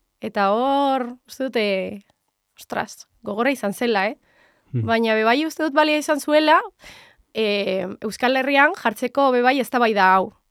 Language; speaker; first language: Basque; non-native, local second language; Spanish